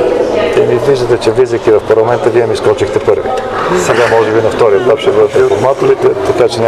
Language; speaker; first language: Bulgarian; native; Bulgarian